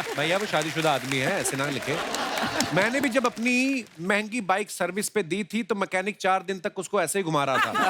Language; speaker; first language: Hindi; non-native, local second language; Punjabi